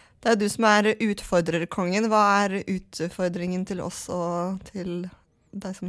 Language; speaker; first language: Norwegian; native; Norwegian